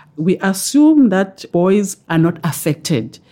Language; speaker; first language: English; non-native, local second language; Zulu